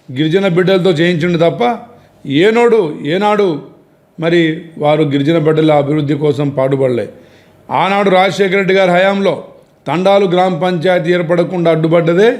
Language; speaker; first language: Telugu; non-native, local second language; Lambadi